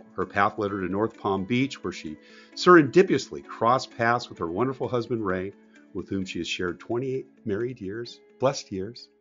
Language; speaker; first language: English; native; English